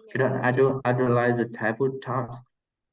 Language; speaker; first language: English; non-native, learner; Vietnamese